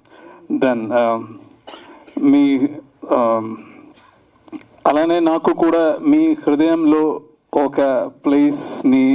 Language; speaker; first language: Telugu; non-native, learner; Malayalam